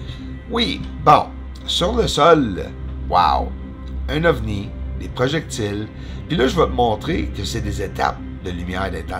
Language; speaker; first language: French; native; French